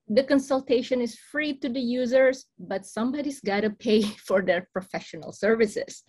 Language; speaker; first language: English; non-native, fluent; Indonesian